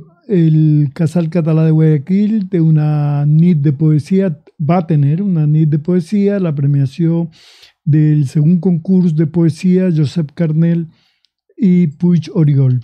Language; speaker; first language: Catalan; non-native, learner; Spanish